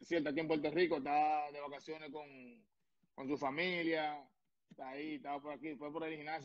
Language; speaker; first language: Spanish; native; Spanish